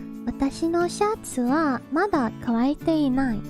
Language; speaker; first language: Japanese; non-native, learner; English